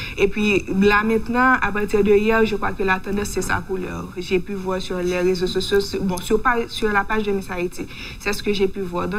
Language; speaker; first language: French; non-native, local second language; Haitian Creole